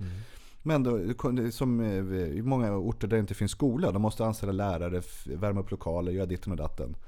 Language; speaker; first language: Swedish; native; Swedish